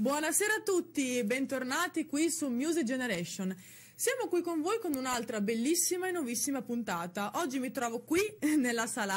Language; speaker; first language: Italian; native; Italian